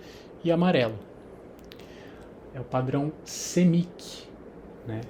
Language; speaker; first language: Portuguese; native; Portuguese